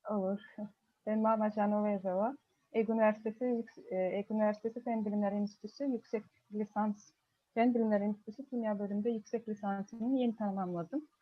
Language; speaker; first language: Turkish; non-native, fluent; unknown